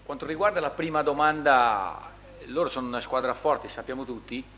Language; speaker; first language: Italian; non-native, fluent; Portuguese